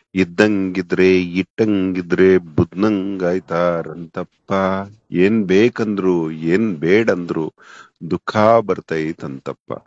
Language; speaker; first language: Kannada; native; Kannada